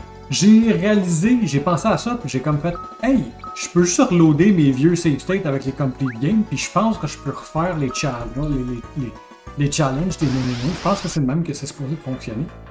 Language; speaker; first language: French; native; French